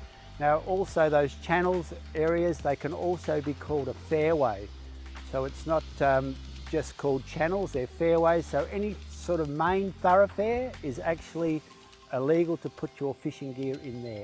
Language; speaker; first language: English; native; English